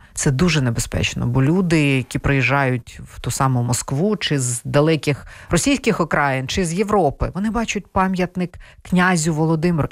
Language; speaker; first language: Ukrainian; non-native, local second language; Russian